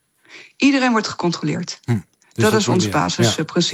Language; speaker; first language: Dutch; native; Dutch